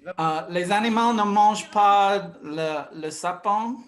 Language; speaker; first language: French; non-native, fluent; English